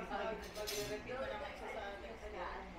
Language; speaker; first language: Filipino; non-native, local second language; Hiligaynon